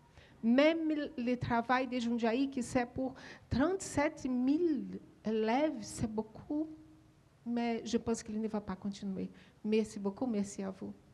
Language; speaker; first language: French; non-native, learner; Portuguese